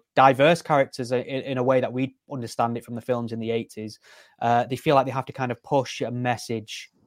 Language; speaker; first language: English; native; English